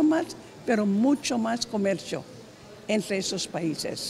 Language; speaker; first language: Spanish; non-native, fluent; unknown